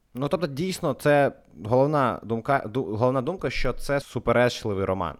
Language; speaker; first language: Ukrainian; non-native, local second language; Russian